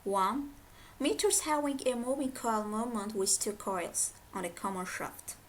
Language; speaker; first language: English; non-native, fluent; Azerbaijani